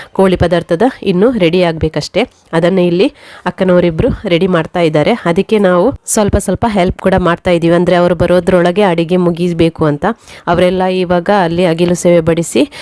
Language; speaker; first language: Kannada; non-native, local second language; Tulu